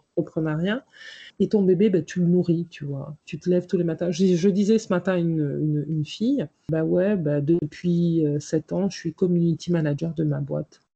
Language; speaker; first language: French; native; French